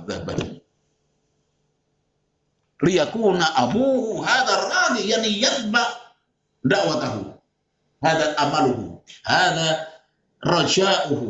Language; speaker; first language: Arabic; non-native, fluent; Indonesian